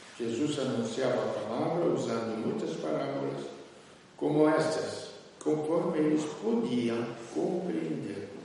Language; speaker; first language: Portuguese; non-native, fluent; Italian